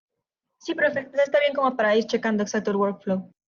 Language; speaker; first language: Spanish; native; Spanish